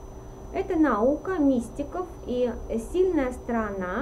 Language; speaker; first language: Russian; native; Russian